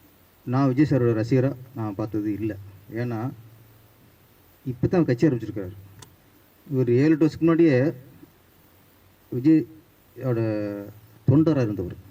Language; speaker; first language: Tamil; native; Tamil